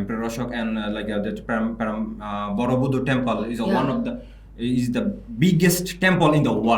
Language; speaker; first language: English; non-native, local second language; Bangla